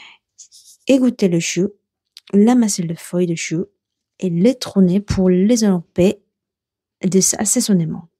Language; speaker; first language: French; non-native, learner; Korean